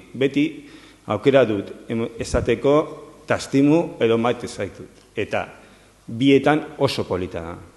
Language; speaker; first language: Basque; non-native, local second language; Spanish